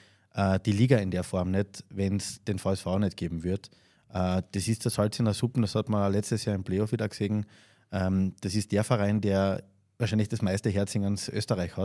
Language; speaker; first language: German; native; German